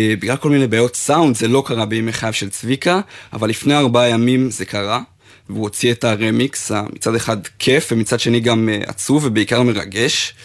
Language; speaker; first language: Hebrew; native; Hebrew